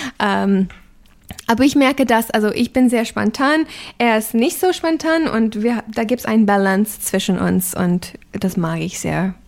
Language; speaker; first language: German; non-native, fluent; English